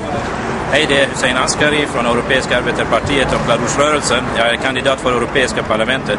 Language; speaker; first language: Swedish; non-native, fluent; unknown